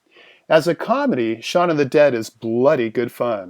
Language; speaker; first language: English; native; English